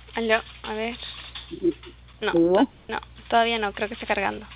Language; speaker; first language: Spanish; native; Spanish